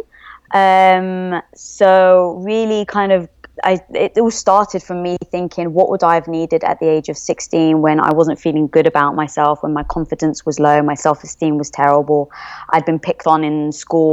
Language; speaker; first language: English; native; English